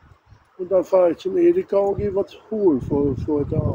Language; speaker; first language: German; native; German